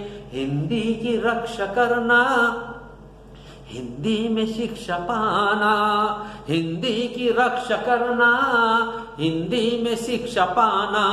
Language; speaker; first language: Hindi; non-native, local second language; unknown